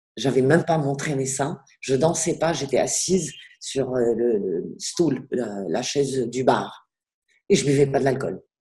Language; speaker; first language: French; non-native, local second language; Arabic